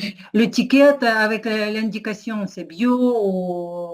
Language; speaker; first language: French; non-native, learner; Ukrainian